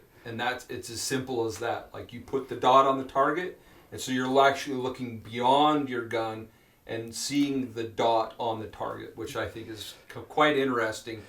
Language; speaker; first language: English; native; English